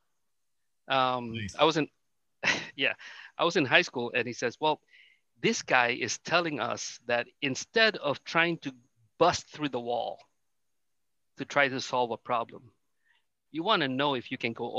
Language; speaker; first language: English; non-native, local second language; Filipino